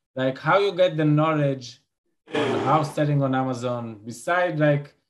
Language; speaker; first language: English; non-native, fluent; Hebrew